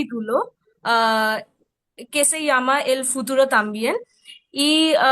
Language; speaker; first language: Spanish; non-native, fluent; Bangla